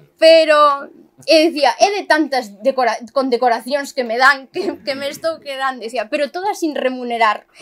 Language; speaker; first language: Galician; native; Galician